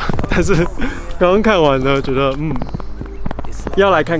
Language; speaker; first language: Chinese; native; Chinese